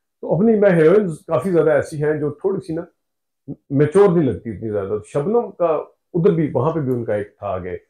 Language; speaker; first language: Urdu; native; Urdu